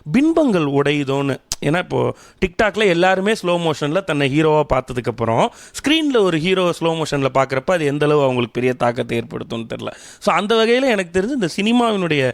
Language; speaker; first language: Tamil; native; Tamil